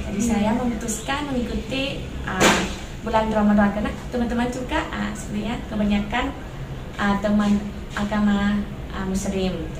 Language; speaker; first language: Indonesian; non-native, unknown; Thai